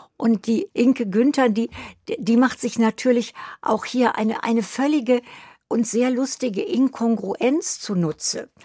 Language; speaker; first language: German; native; German